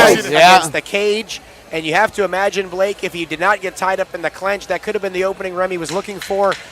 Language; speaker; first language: English; native; English